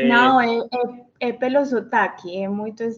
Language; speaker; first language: Portuguese; non-native, learner; Spanish